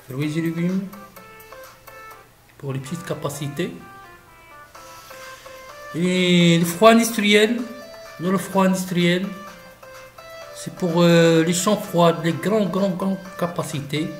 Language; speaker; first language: French; non-native, local second language; Arabic